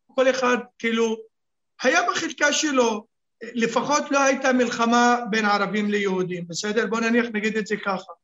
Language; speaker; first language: Hebrew; native; Hebrew